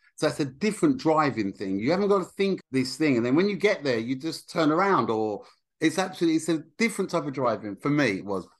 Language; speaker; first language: English; native; English